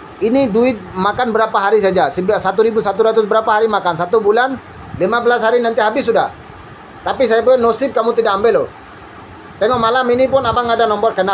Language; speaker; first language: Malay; non-native, learner; Bangla